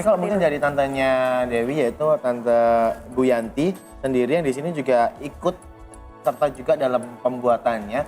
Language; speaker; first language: Indonesian; native; Indonesian